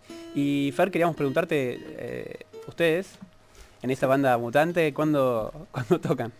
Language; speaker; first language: Spanish; native; Spanish